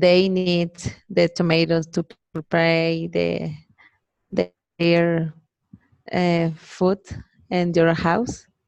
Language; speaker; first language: English; non-native, learner; Spanish